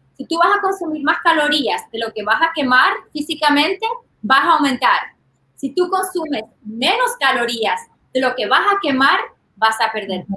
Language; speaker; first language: Spanish; early bilingual, heritage; Spanish